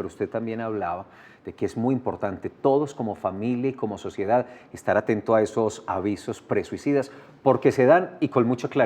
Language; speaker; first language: Spanish; native; Spanish